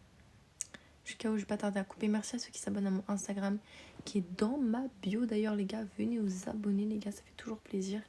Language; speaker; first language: French; native; French